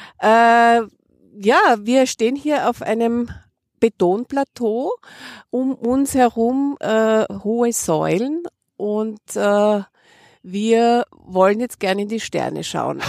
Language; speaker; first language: German; native; German